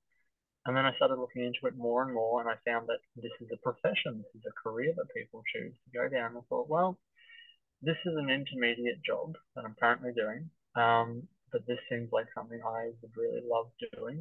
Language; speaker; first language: English; native; English